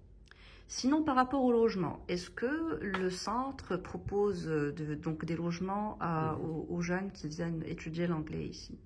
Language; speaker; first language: French; non-native, local second language; Arabic